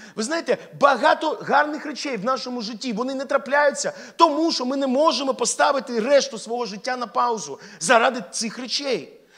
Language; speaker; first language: Ukrainian; non-native, local second language; Russian